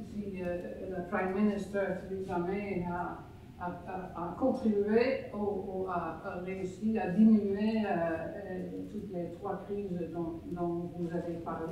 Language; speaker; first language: French; non-native, fluent; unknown